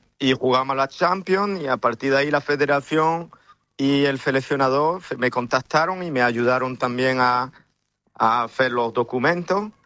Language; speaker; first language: Spanish; early bilingual, heritage; French